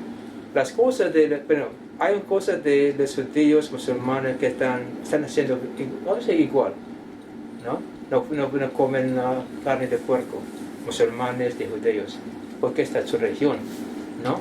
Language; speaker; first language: Spanish; non-native, learner; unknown